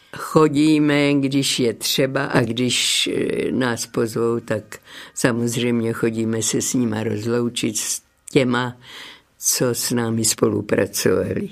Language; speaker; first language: Czech; native; Czech